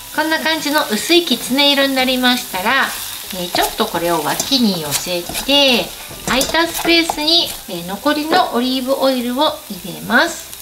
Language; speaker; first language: Japanese; native; Japanese